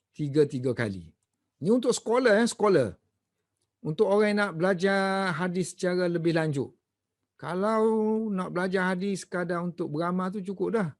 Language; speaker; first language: Malay; native; Malay